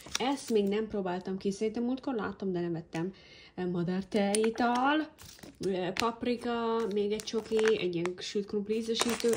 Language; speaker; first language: Hungarian; early bilingual, heritage; Hungarian